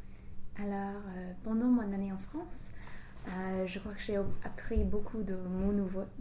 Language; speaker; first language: French; non-native, fluent; English